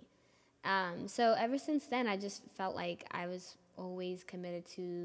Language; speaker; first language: English; early bilingual, other home language; Amharic